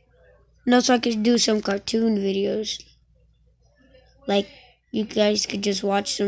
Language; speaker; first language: English; native; English